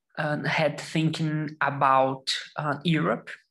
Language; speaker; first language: English; non-native, learner; Portuguese